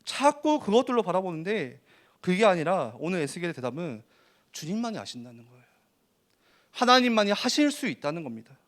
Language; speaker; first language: Korean; native; Korean